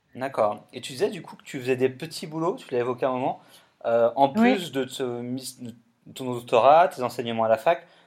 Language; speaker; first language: French; native; French